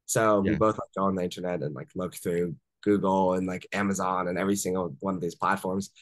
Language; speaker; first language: English; native; English